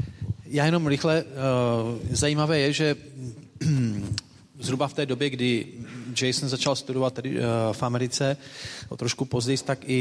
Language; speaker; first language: Czech; native; Czech